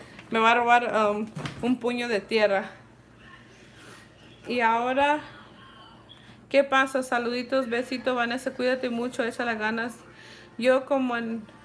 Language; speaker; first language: Spanish; early bilingual, heritage; Spanish